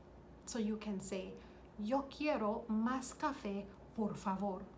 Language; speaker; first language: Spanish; non-native, learner; English